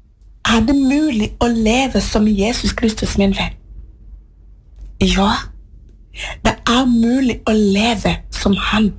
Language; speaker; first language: Norwegian; non-native, fluent; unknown